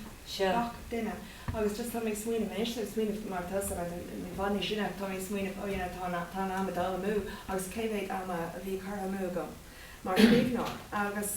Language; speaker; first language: Irish; non-native, local second language; English